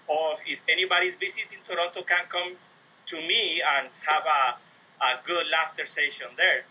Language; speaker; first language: English; non-native, learner; Spanish